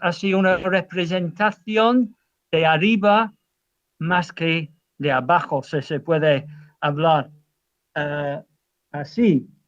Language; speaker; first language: Spanish; non-native, fluent; English